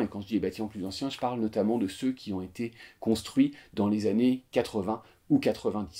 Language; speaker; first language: French; native; French